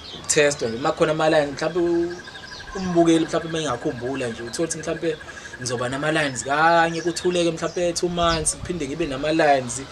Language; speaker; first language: Zulu; native; Zulu